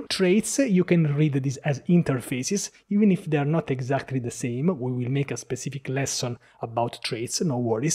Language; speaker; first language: English; non-native, fluent; Italian